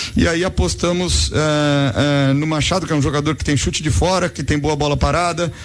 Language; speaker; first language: Portuguese; native; Portuguese